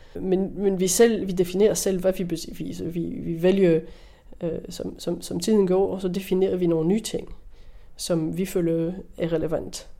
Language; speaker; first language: Danish; non-native, fluent; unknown